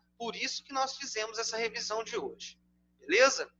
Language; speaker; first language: Portuguese; native; Portuguese